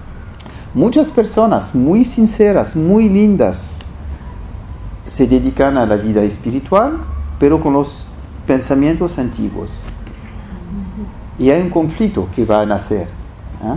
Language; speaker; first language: Spanish; non-native, fluent; French